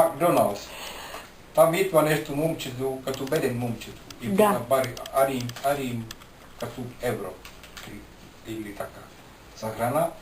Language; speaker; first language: Bulgarian; non-native, learner; Finnish